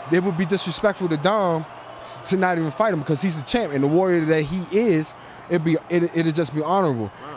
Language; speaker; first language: English; native; English